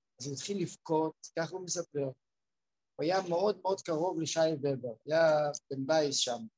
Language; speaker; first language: Hebrew; native; Hebrew